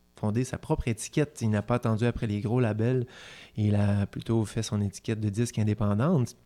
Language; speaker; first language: French; native; French